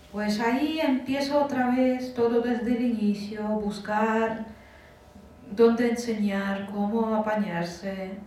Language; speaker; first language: Spanish; non-native, fluent; Russian